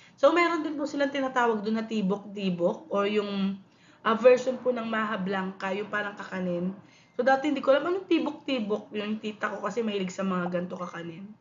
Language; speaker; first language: Filipino; non-native, local second language; Pampanga